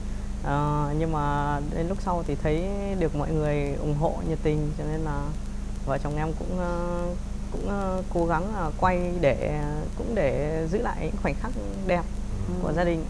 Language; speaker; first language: Vietnamese; native; Vietnamese